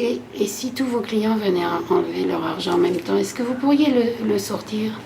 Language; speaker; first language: French; native; French